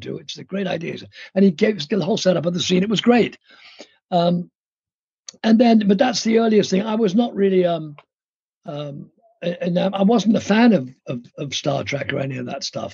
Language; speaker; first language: English; native; English